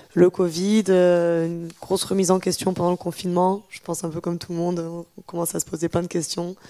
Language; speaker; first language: French; native; French